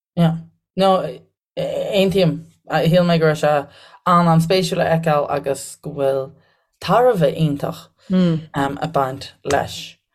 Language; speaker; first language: Irish; native; Irish